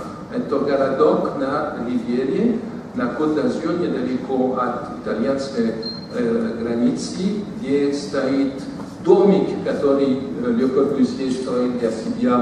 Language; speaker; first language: Russian; non-native, fluent; French